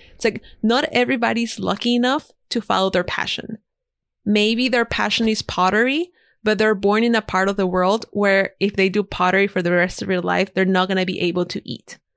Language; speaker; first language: English; non-native, fluent; Spanish